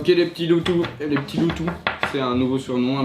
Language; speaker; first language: French; native; French